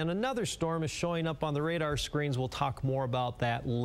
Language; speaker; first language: English; native; English